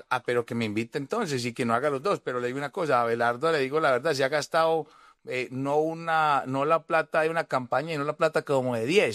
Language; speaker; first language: Spanish; native; Spanish